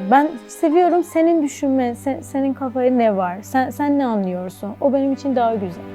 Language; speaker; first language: Turkish; non-native, learner; Persian